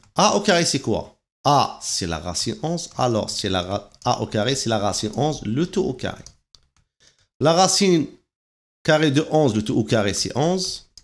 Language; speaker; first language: French; non-native, local second language; Arabic